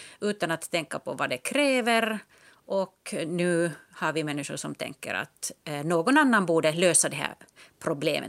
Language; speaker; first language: Swedish; non-native, local second language; Finnish